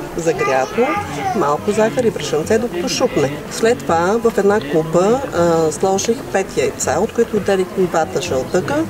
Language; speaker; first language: Bulgarian; native; Bulgarian